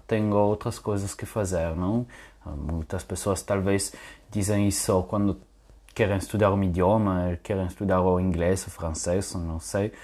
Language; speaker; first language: Portuguese; non-native, fluent; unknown